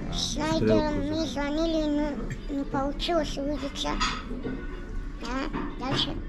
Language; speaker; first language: Russian; non-native, local second language; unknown